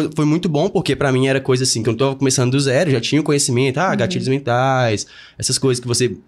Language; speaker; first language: Portuguese; native; Portuguese